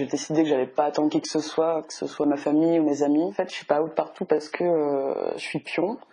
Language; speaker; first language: French; native; French